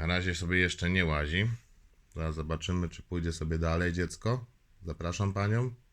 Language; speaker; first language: Polish; native; Polish